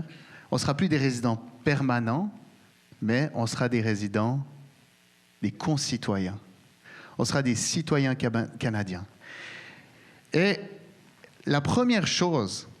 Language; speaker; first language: French; native; French